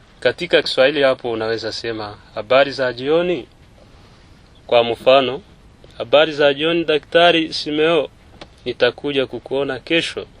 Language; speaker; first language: Swahili; non-native, local second language; Kinyarwanda